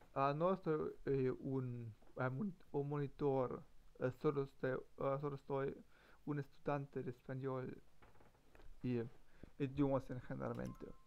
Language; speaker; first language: Spanish; non-native, learner; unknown